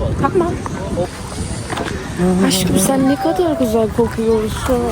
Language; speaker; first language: Turkish; non-native, learner; Persian